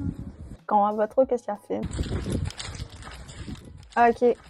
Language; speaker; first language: French; native; French